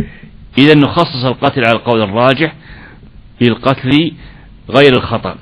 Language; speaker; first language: Arabic; native; Arabic